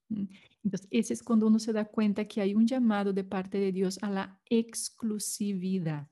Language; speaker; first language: Spanish; non-native, fluent; Portuguese